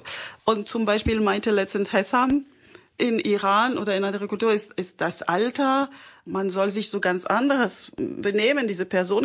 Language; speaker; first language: German; non-native, fluent; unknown